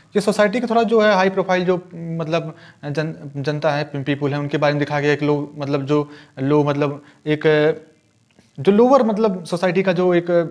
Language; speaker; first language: Hindi; native; Hindi